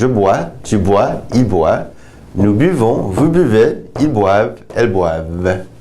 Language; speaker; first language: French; non-native, fluent; English